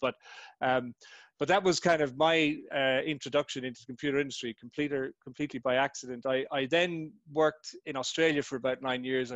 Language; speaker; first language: English; native; English